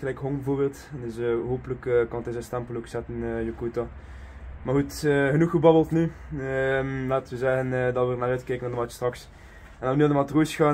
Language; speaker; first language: Dutch; native; Dutch